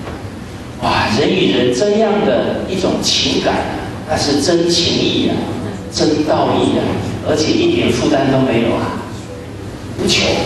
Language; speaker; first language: Chinese; native; Chinese